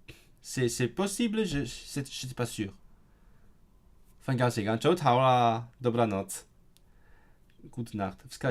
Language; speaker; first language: French; non-native, fluent; Cantonese